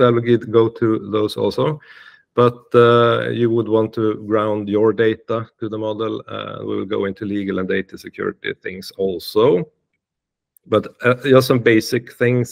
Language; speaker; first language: English; non-native, fluent; Swedish